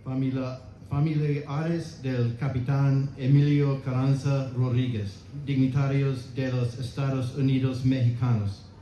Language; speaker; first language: Spanish; non-native, learner; English